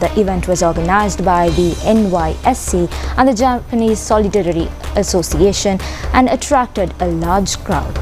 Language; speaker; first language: English; non-native, local second language; Sinhala